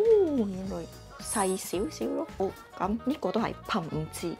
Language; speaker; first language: Cantonese; non-native, fluent; Japanese